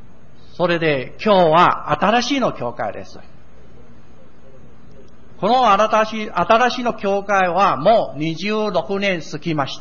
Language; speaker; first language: Japanese; non-native, learner; Min Nan Chinese